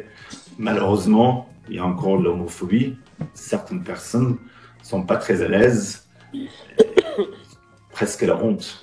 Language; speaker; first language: French; non-native, fluent; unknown